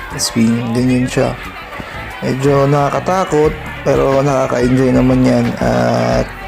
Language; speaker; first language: Filipino; non-native, local second language; Pangasinan